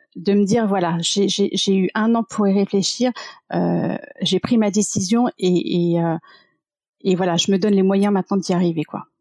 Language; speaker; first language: French; native; French